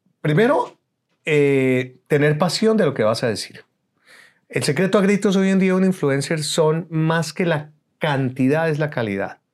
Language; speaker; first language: Spanish; native; Spanish